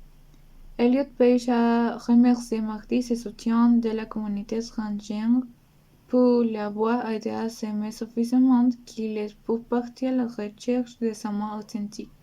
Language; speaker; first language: French; non-native, learner; Spanish